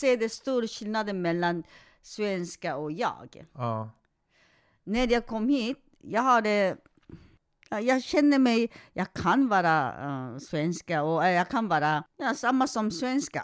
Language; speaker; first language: Swedish; non-native, fluent; Korean